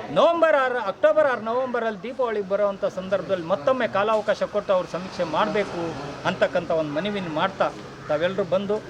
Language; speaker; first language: Kannada; non-native, local second language; Lambadi